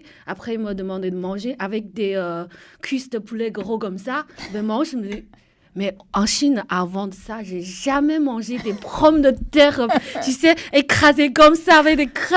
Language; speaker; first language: French; non-native, fluent; Chinese